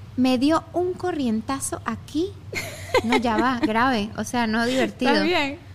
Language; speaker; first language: Spanish; native; Spanish